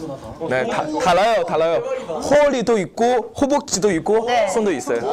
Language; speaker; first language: Korean; non-native, learner; Chinese